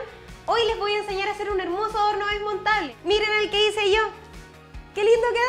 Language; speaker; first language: Spanish; native; Spanish